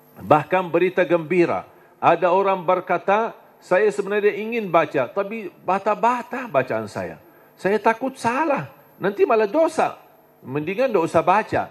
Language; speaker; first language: Indonesian; non-native, fluent; Arabic